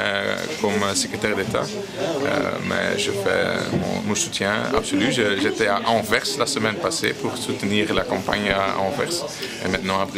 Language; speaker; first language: French; non-native, local second language; Dutch